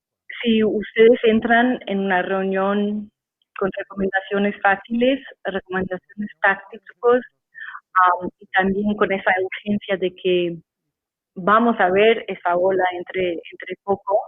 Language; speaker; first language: Spanish; non-native, fluent; English